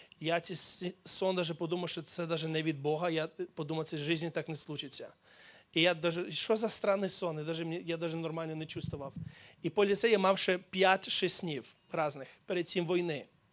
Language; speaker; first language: Ukrainian; early bilingual, heritage; Ukrainian